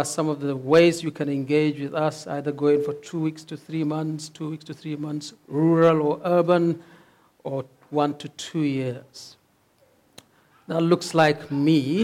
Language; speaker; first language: English; non-native, local second language; Hausa